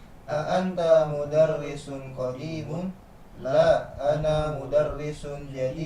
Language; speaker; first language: Arabic; non-native, learner; Indonesian